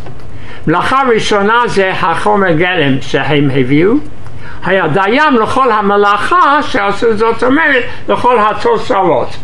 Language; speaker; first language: Hebrew; non-native, fluent; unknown